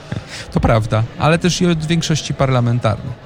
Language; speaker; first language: Polish; native; Polish